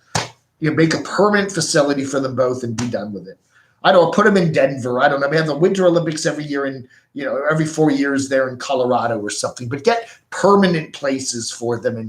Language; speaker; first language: English; native; English